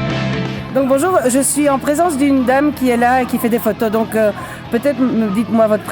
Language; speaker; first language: French; native; French